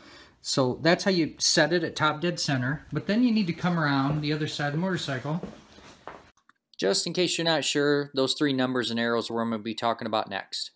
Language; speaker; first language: English; native; English